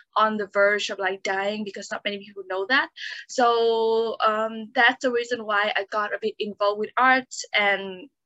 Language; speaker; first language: English; non-native, fluent; Vietnamese